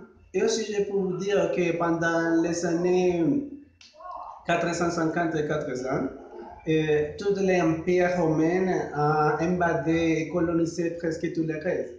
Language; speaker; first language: French; non-native, learner; Spanish